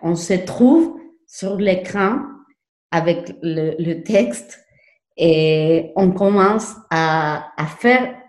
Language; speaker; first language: French; non-native, learner; Spanish